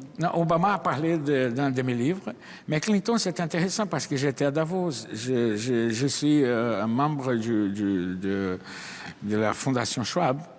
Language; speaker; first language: French; non-native, fluent; Portuguese